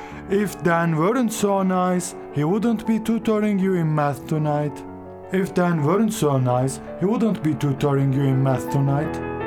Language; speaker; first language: English; non-native, fluent; Turkish